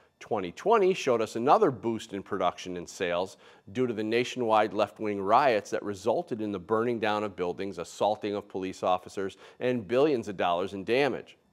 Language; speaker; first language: English; native; English